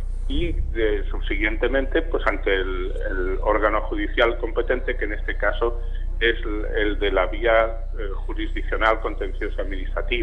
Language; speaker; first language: Spanish; native; Spanish